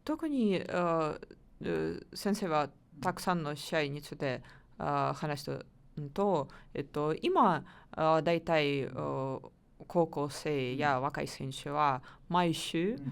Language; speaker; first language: Japanese; non-native, learner; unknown